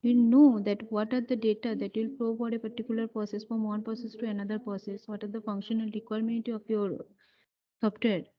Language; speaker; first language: English; non-native, local second language; Bangla